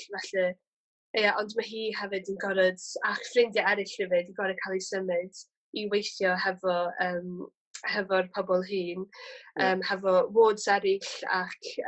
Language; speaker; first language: Welsh; native; Welsh